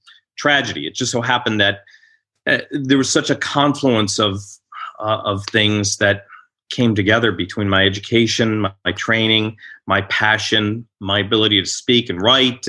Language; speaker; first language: English; native; English